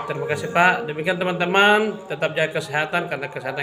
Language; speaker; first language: Indonesian; native; Indonesian